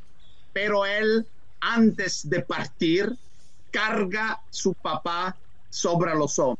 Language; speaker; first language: Spanish; non-native, fluent; Italian